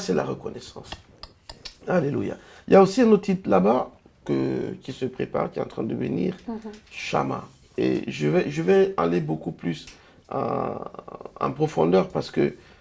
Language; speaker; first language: French; non-native, local second language; Lingala